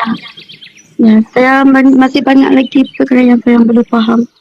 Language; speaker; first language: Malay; non-native, local second language; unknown